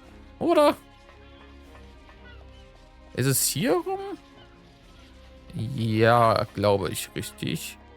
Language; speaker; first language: German; native; German